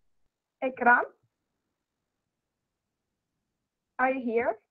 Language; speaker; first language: English; non-native, fluent; Arabic